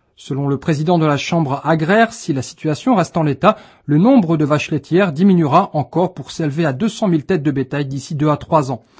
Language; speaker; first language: French; native; French